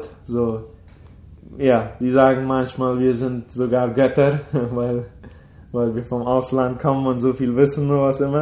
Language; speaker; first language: German; early bilingual, heritage; German